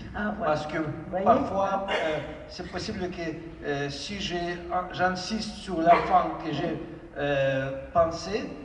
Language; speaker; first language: French; non-native, fluent; Russian